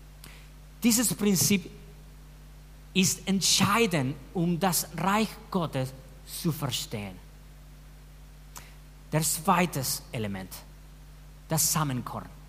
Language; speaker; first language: German; non-native, fluent; Spanish